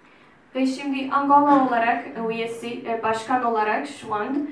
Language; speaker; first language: Turkish; non-native, fluent; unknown